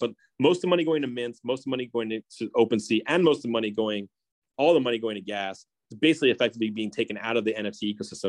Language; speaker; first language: English; native; English